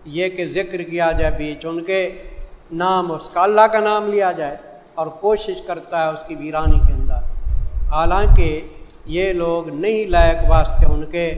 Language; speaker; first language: Urdu; non-native, local second language; Saraiki